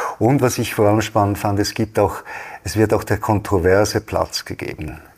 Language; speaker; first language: German; native; German